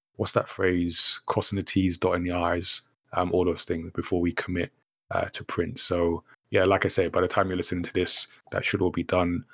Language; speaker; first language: English; native; English